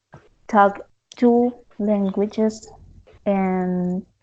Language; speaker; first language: English; non-native, learner; Spanish